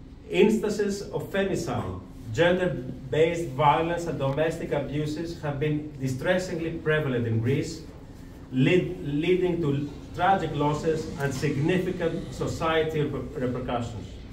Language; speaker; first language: English; non-native, fluent; Greek